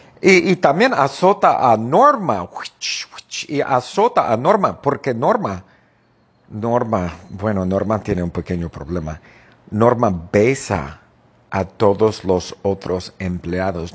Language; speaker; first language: Spanish; non-native, fluent; English